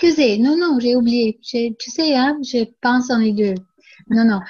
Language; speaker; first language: French; non-native, local second language; English